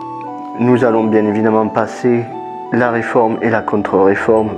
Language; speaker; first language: French; native; French